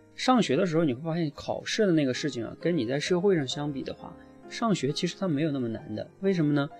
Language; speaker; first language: Chinese; native; Chinese